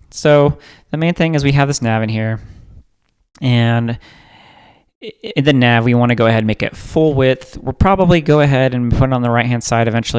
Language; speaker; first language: English; native; English